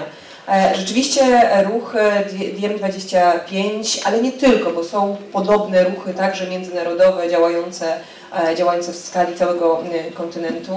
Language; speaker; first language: Polish; native; Polish